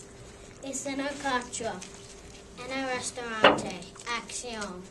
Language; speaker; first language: Spanish; non-native, learner; English